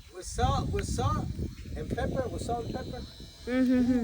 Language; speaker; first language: English; non-native, learner; Spanish